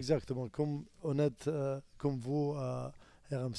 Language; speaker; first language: French; non-native, learner; Arabic